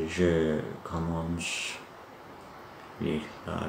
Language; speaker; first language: French; non-native, learner; Turkish